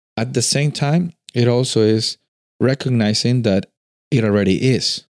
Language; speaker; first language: English; non-native, fluent; Spanish